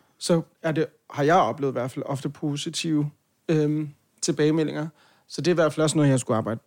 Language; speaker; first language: Danish; native; Danish